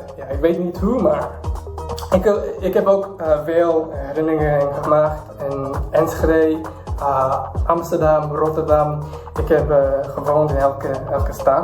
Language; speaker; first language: Dutch; non-native, fluent; English